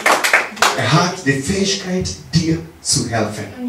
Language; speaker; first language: German; non-native, learner; English